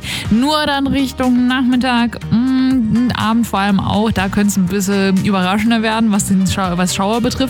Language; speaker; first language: German; native; German